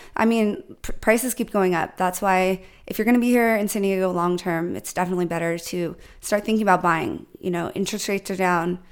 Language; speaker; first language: English; native; English